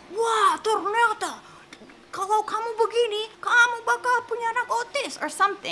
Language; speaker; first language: Indonesian; non-native, fluent; English